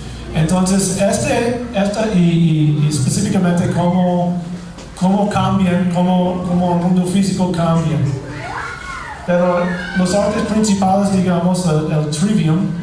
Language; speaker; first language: Spanish; non-native, fluent; English